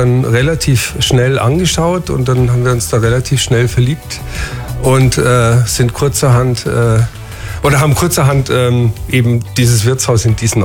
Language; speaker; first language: German; native; German